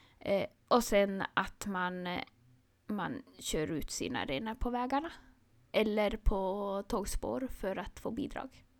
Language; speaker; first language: Swedish; non-native, local second language; Northern Sami